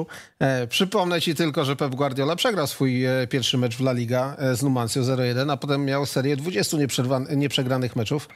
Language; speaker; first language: Polish; native; Polish